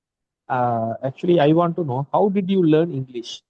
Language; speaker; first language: English; non-native, learner; Tamil